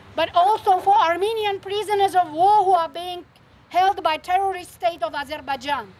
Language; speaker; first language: English; non-native, fluent; Armenian